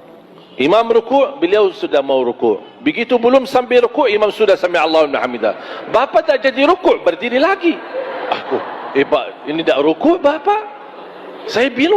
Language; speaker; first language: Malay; non-native, fluent; Arabic